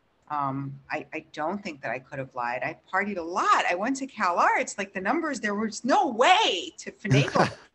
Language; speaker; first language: English; early bilingual, other home language; Russian